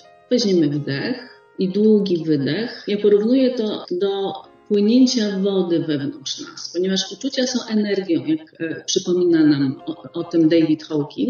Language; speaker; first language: Polish; native; Polish